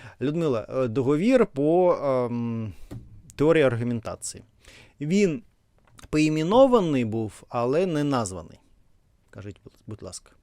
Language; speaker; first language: Ukrainian; non-native, learner; Russian